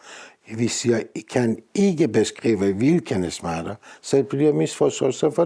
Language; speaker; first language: Danish; non-native, learner; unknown